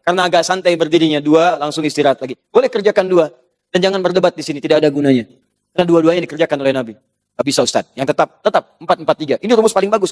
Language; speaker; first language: Indonesian; native; Indonesian